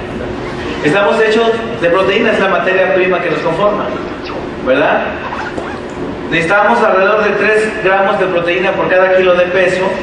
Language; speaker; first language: Spanish; native; Spanish